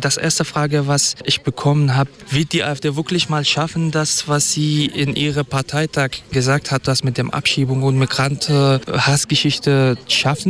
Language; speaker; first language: German; non-native, fluent; Kurdish